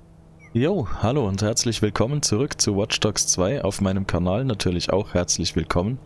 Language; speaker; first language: German; native; German